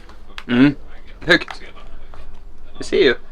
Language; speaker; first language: Swedish; native; Swedish